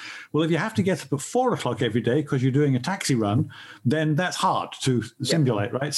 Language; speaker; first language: English; native; English